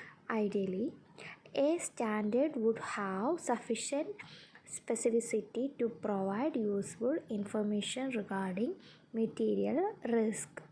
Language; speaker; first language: English; non-native, local second language; Malayalam